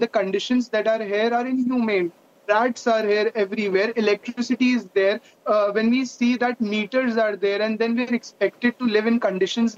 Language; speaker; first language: English; non-native, local second language; Hindi